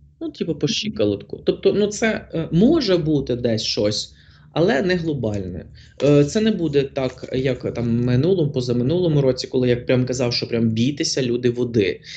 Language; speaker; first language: Ukrainian; non-native, local second language; Russian